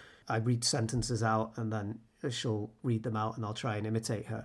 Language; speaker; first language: English; native; English